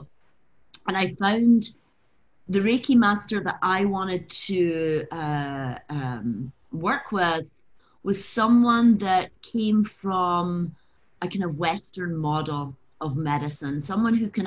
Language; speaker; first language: English; native; English